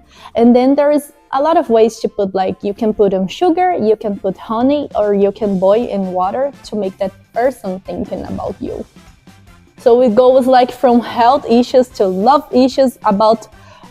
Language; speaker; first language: English; non-native, fluent; Portuguese